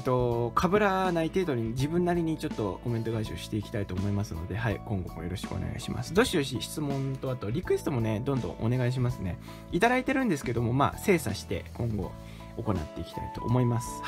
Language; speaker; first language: Japanese; native; Japanese